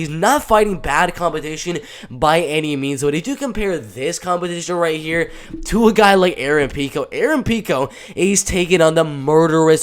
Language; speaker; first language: English; native; English